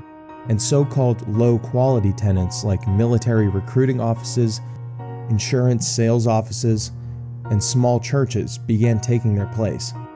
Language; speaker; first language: English; native; English